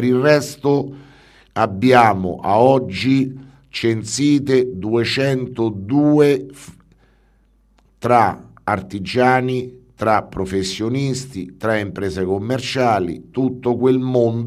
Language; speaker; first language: Italian; native; Italian